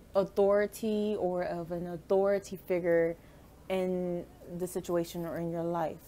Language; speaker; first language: English; native; English